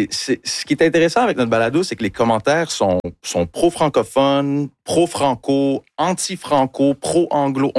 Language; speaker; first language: French; early bilingual, other home language; English